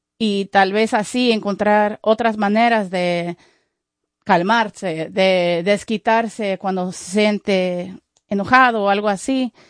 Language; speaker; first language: Spanish; non-native, fluent; English